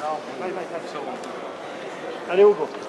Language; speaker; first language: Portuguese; non-native, fluent; French